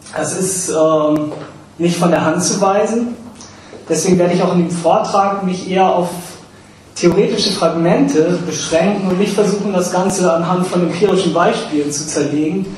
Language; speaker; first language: German; early bilingual, other home language; English